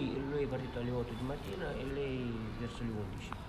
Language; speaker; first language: Italian; non-native, fluent; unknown